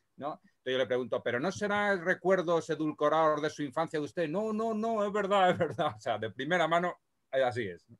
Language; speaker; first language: Spanish; native; Spanish